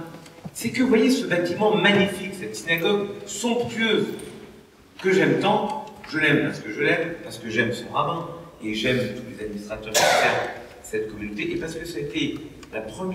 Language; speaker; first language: French; native; French